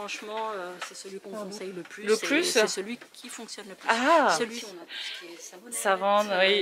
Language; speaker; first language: French; native; French